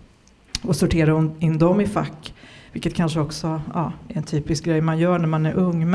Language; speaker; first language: Swedish; native; Swedish